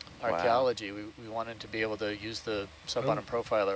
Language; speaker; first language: English; native; English